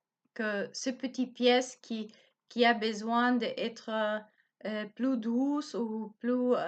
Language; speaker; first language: French; non-native, learner; Spanish